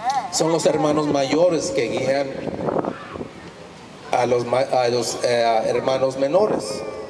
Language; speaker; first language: Spanish; early bilingual, heritage; Spanish